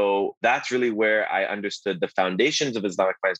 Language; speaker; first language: English; native; English